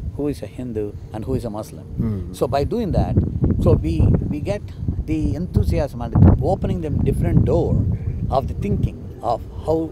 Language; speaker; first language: English; non-native, local second language; Telugu